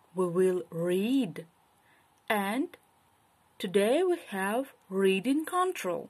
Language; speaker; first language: English; non-native, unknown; Ukrainian